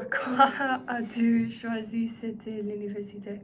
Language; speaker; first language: French; non-native, learner; English